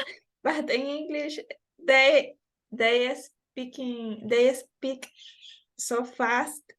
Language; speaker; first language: English; non-native, learner; Spanish